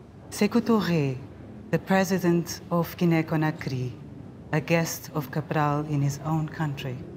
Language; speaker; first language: English; non-native, fluent; Portuguese